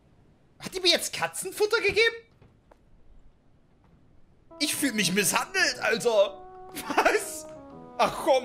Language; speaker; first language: German; native; German